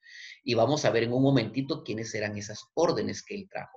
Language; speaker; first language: Spanish; native; Spanish